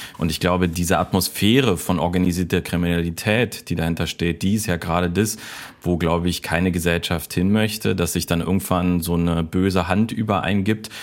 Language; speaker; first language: German; native; German